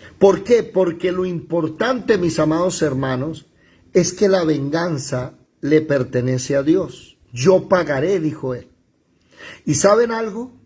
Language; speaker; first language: Spanish; native; Spanish